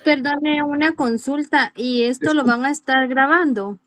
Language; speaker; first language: Spanish; native; Spanish